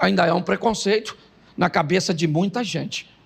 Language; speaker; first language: Portuguese; native; Portuguese